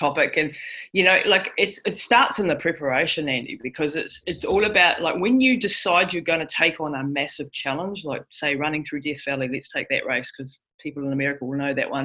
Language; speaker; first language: English; native; English